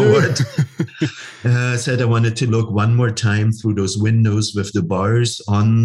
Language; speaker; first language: English; non-native, fluent; German